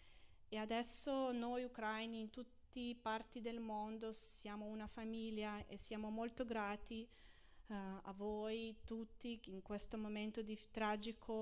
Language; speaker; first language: Italian; non-native, fluent; Ukrainian